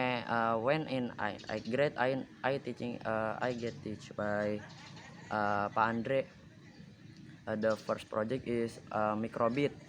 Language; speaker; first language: English; non-native, learner; Indonesian